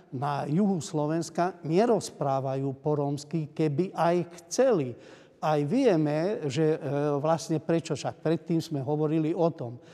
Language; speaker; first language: Slovak; non-native, local second language; Hungarian